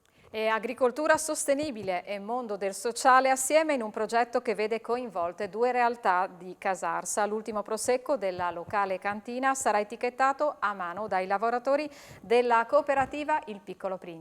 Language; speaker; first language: Italian; native; Italian